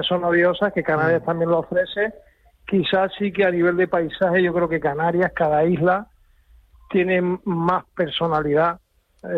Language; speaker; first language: Spanish; native; Spanish